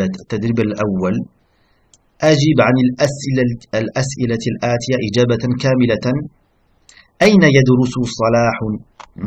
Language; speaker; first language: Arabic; non-native, fluent; French